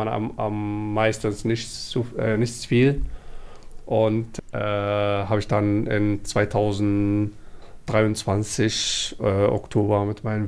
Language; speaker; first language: German; non-native, learner; Somali